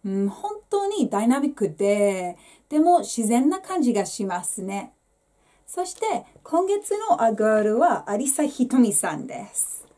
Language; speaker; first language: Japanese; non-native, fluent; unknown